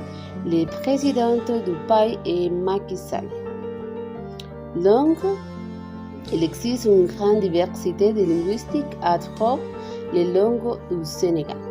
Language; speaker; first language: French; non-native, learner; Spanish